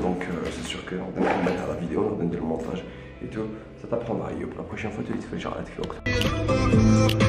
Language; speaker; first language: French; non-native, local second language; Arabic